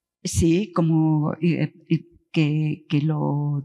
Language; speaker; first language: Italian; non-native, learner; Spanish